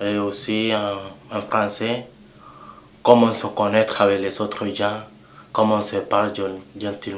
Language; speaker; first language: French; non-native, local second language; Haitian Creole